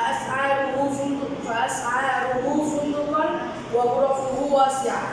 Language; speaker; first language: Arabic; non-native, learner; Bangla